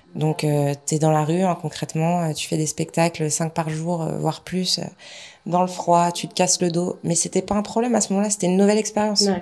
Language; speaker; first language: French; native; French